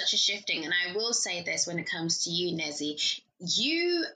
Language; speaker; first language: English; native; English